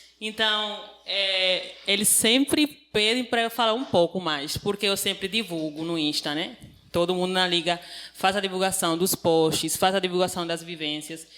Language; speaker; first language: Portuguese; non-native, fluent; Spanish